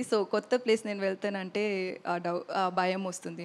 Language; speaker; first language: Telugu; non-native, learner; Tamil